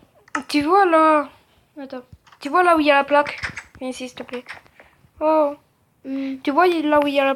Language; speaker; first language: French; native; French